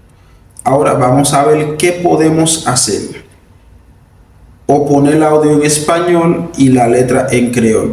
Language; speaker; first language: Spanish; non-native, fluent; Haitian Creole